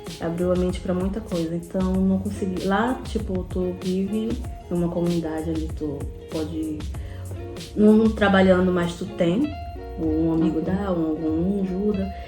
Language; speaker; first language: Portuguese; native; Portuguese